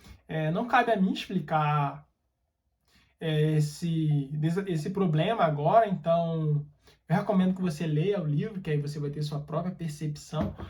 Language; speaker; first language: Portuguese; native; Portuguese